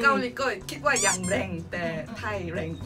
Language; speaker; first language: Thai; non-native, learner; Korean